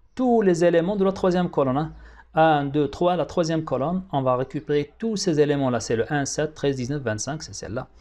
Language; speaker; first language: French; non-native, local second language; Arabic